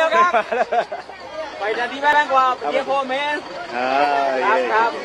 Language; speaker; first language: Thai; non-native, learner; Burmese